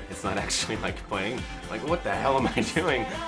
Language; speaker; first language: English; native; English